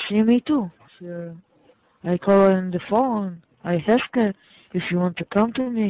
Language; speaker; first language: English; non-native, learner; Hebrew